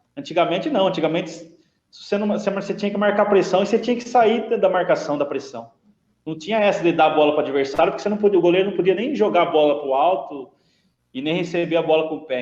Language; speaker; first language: Portuguese; native; Portuguese